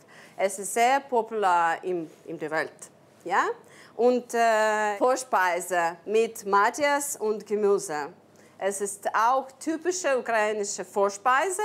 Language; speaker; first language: German; non-native, learner; Ukrainian